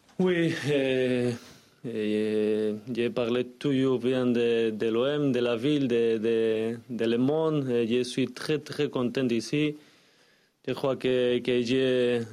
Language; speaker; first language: French; non-native, learner; Spanish